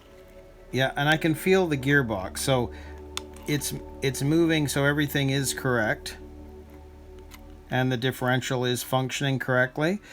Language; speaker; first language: English; native; English